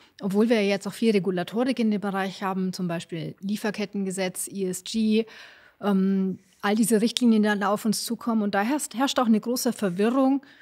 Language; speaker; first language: German; native; German